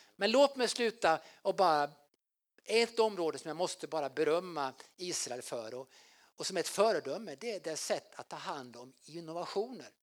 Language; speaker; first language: Swedish; native; Swedish